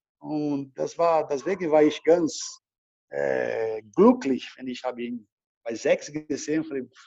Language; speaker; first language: German; non-native, learner; Portuguese